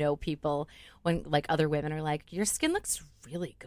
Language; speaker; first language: English; native; English